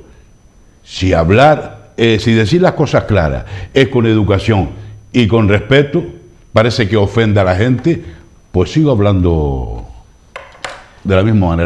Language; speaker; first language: Spanish; native; Spanish